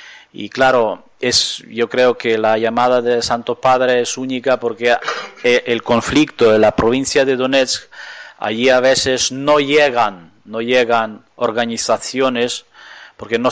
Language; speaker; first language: Spanish; non-native, fluent; Ukrainian